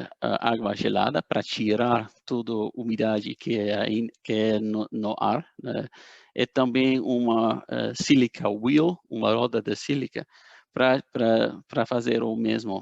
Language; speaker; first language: Portuguese; non-native, fluent; Dutch